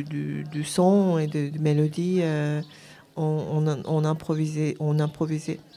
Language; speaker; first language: French; non-native, fluent; Japanese